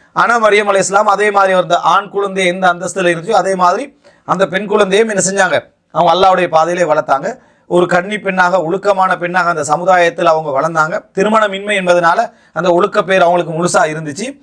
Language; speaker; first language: Tamil; native; Tamil